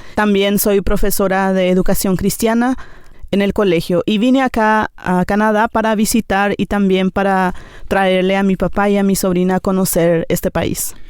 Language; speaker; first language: Spanish; non-native, local second language; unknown